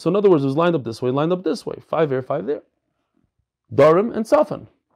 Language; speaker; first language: English; native; English